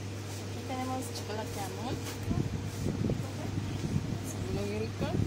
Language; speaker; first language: Spanish; non-native, fluent; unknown